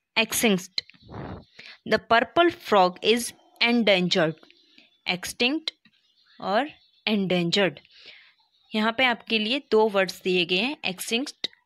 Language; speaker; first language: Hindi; non-native, local second language; Gujarati